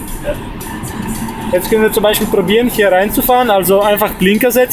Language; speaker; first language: German; native; German